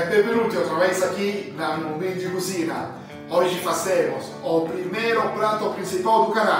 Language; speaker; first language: Portuguese; non-native, learner; Italian